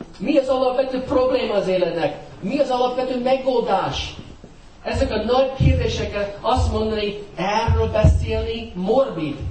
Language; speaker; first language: Hungarian; non-native, fluent; English